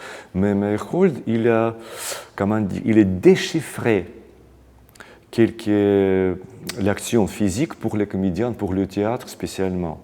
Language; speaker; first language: French; non-native, fluent; Russian